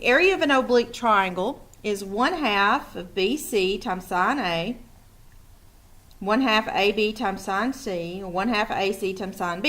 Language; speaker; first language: English; native; English